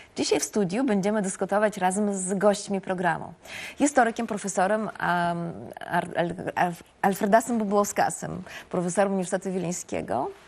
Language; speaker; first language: Polish; native; Polish